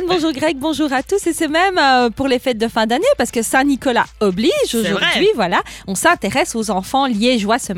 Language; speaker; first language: French; native; French